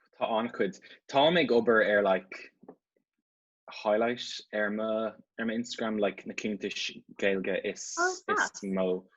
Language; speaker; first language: Irish; non-native, local second language; English